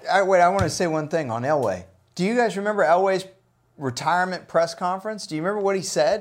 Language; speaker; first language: English; native; English